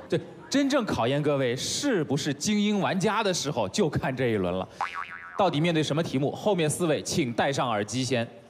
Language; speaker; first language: Chinese; native; Chinese